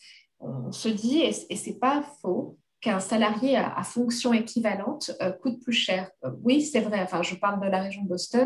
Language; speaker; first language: French; native; French